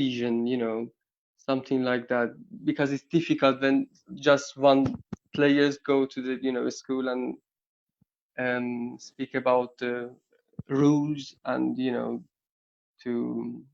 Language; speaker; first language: English; non-native, learner; Persian